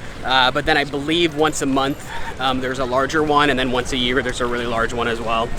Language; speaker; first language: English; native; English